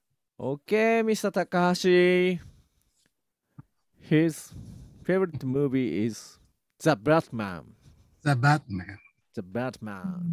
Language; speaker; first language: English; non-native, learner; Japanese